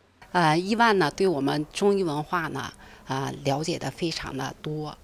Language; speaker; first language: Chinese; native; Chinese